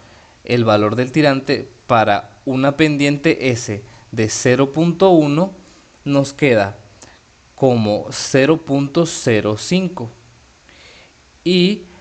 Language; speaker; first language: Spanish; native; Spanish